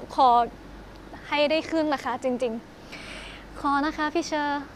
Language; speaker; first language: Thai; non-native, fluent; Japanese